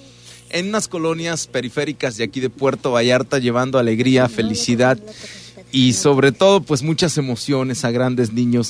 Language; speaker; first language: Spanish; native; Spanish